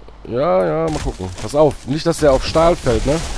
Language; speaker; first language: German; native; German